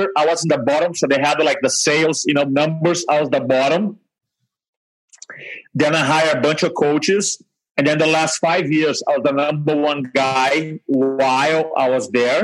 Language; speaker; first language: English; non-native, fluent; Portuguese